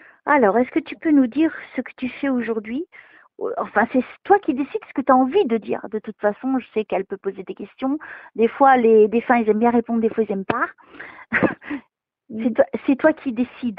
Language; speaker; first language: French; native; French